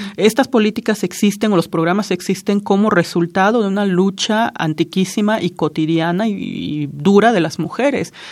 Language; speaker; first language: Spanish; non-native, local second language; Zapotec